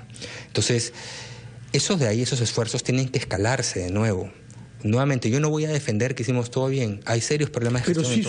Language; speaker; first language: Spanish; native; Spanish